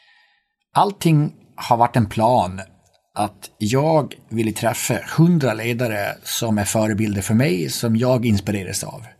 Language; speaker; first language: Swedish; native; Swedish